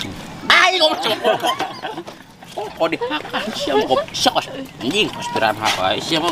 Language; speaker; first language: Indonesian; non-native, local second language; Sundanese